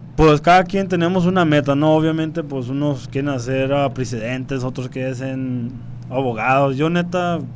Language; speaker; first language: Spanish; early bilingual, heritage; Spanish